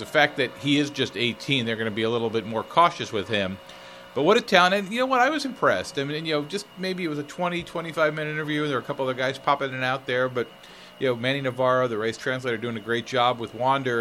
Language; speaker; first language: English; native; English